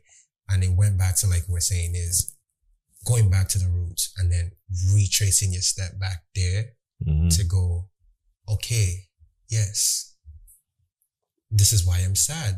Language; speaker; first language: English; non-native, local second language; Yoruba